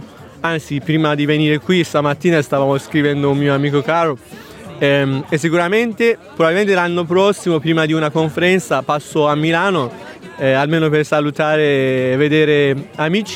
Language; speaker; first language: Italian; non-native, fluent; Persian